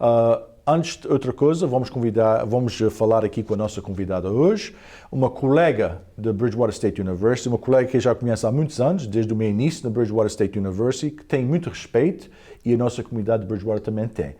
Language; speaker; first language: Portuguese; early bilingual, heritage; Portuguese